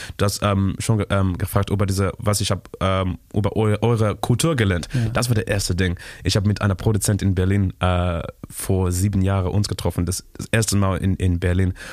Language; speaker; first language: German; non-native, learner; Shona